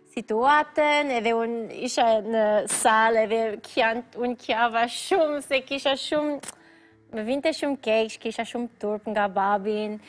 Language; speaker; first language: Albanian; non-native, fluent; Filipino